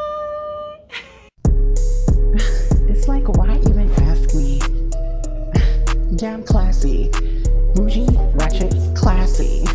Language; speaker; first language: English; native; English